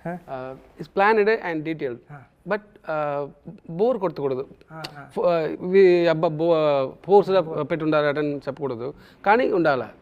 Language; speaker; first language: Telugu; non-native, learner; Tamil